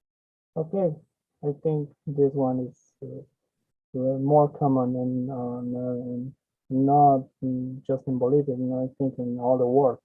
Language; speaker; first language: English; non-native, learner; Spanish